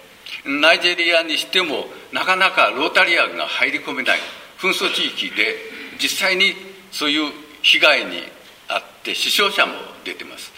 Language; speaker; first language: Japanese; native; Japanese